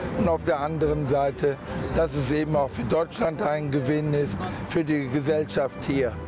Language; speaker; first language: German; native; German